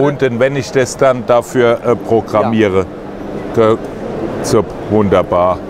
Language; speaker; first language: German; native; German